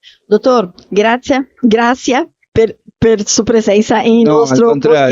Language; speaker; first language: Spanish; non-native, learner; Portuguese